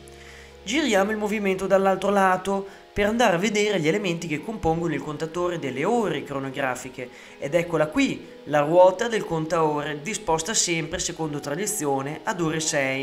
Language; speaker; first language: Italian; native; Italian